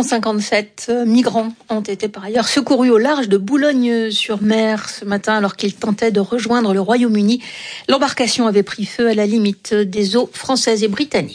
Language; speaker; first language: French; native; French